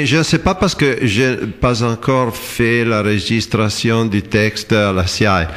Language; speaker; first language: French; non-native, fluent; Italian